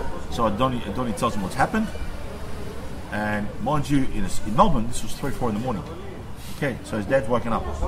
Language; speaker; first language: English; early bilingual, other home language; Greek